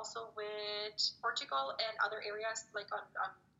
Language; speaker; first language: English; non-native, fluent; Spanish